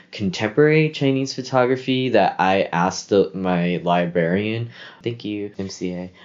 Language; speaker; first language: English; native; English